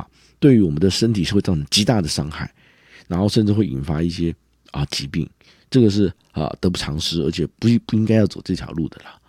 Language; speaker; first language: Chinese; native; Chinese